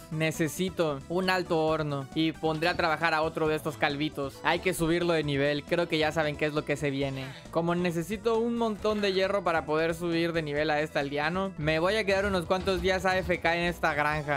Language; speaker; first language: Spanish; native; Spanish